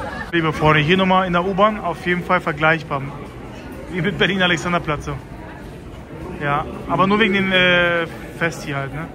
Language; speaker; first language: German; native; German